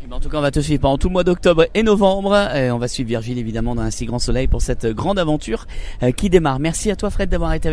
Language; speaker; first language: French; native; French